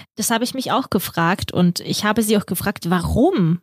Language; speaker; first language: German; early bilingual, other home language; Russian